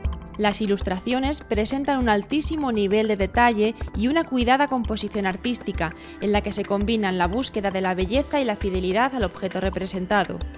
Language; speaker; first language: Spanish; native; Spanish